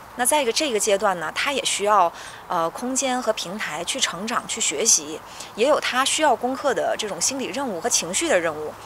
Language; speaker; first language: Chinese; native; Chinese